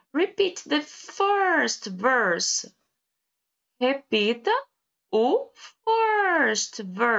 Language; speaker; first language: English; non-native, learner; Portuguese